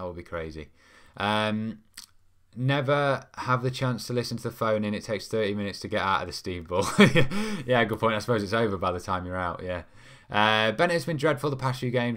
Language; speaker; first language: English; native; English